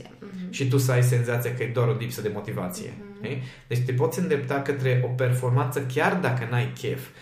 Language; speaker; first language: Romanian; non-native, local second language; Hungarian